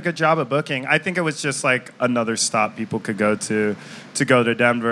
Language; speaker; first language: English; native; English